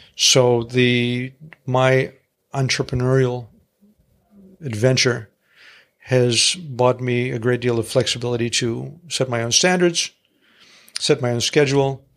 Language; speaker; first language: English; early bilingual, other home language; Greek